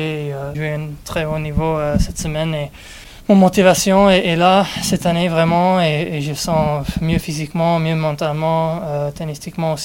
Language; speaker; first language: French; non-native, learner; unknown